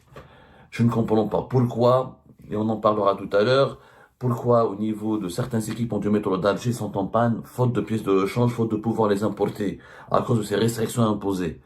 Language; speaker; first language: French; non-native, local second language; Arabic